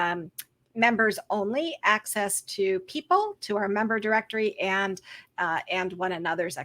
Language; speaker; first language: English; native; English